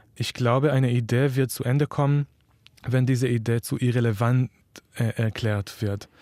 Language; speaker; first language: German; non-native, fluent; Hebrew